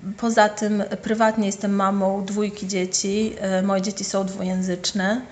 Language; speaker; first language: Polish; native; Polish